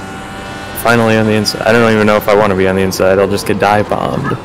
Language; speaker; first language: English; native; English